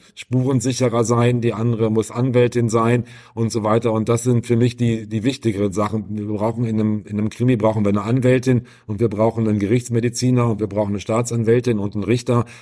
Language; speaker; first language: German; native; German